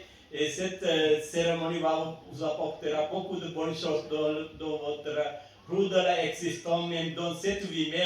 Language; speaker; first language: French; non-native, fluent; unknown